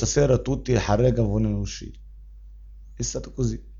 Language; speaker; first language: Italian; non-native, learner; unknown